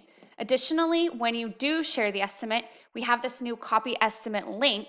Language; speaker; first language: English; native; English